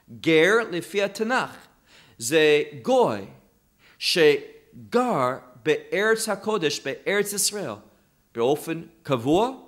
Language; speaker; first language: Hebrew; non-native, fluent; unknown